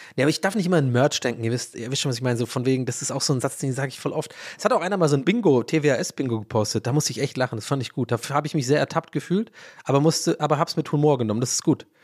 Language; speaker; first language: German; early bilingual, other home language; English